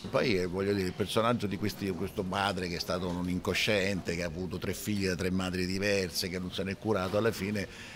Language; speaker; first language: Italian; native; Italian